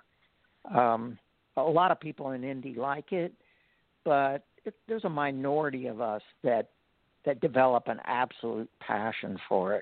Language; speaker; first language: English; native; English